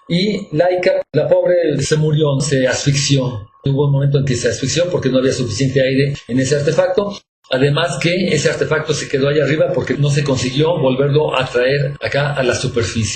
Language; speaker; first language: Spanish; native; Spanish